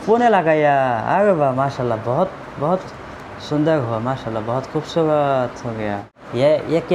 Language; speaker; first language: Hindi; non-native, learner; Bangla